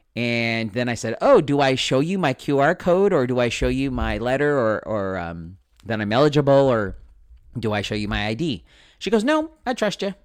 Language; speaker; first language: English; native; English